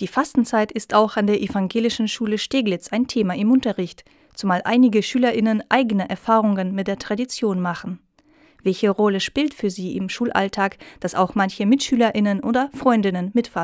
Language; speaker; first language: German; native; German